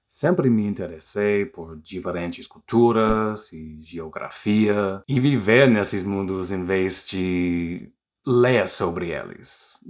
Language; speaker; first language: Portuguese; non-native, learner; English